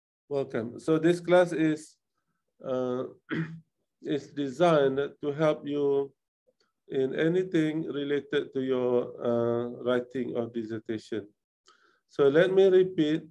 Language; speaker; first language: English; non-native, local second language; Malay